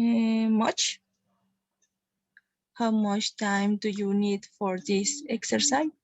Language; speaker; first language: English; non-native, learner; Spanish